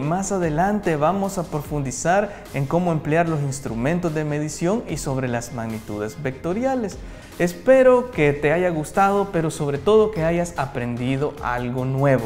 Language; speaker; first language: Spanish; native; Spanish